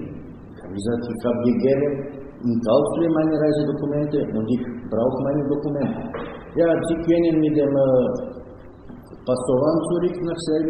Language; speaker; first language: German; non-native, learner; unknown